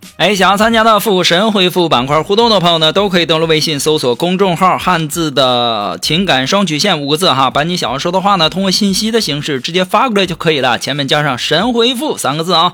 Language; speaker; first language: Chinese; native; Chinese